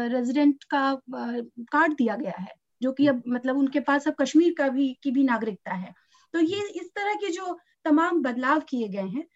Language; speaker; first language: Hindi; native; Hindi